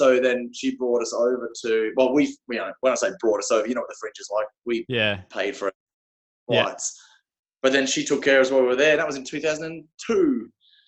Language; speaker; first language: English; native; English